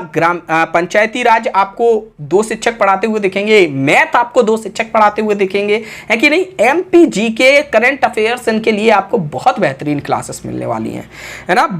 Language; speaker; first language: Hindi; native; Hindi